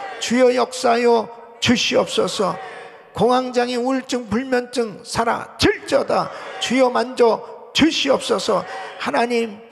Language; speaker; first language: Korean; native; Korean